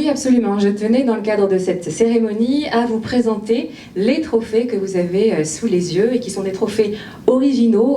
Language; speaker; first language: French; native; French